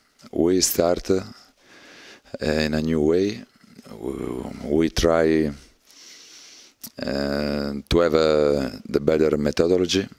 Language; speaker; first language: English; non-native, learner; Italian